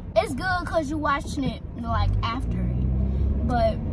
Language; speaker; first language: English; native; English